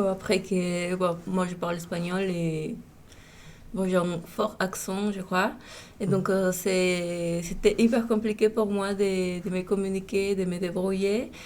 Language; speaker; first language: French; non-native, fluent; Spanish